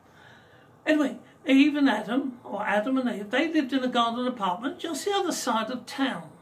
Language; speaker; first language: English; native; English